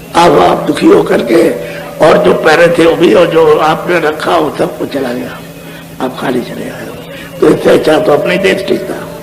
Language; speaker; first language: Hindi; native; Hindi